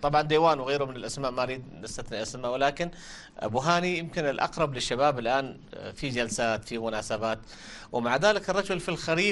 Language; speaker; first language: Arabic; non-native, local second language; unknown